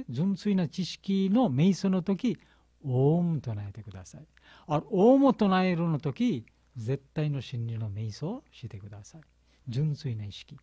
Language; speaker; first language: Japanese; non-native, learner; Bangla